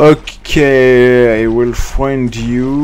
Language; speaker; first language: English; non-native, learner; French